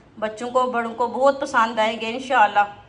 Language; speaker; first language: Urdu; native; Urdu